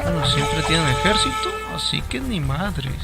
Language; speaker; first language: Spanish; native; Spanish